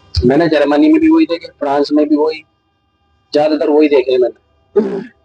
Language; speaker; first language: Hindi; native; Hindi